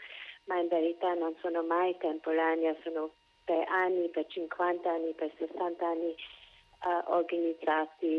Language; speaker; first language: Italian; non-native, fluent; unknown